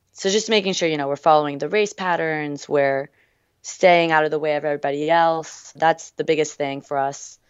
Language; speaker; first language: English; early bilingual, other home language; French